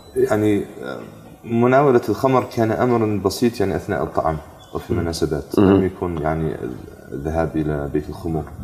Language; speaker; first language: Arabic; non-native, fluent; English